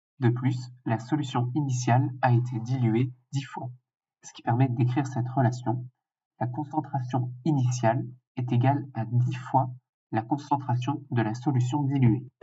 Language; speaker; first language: French; native; French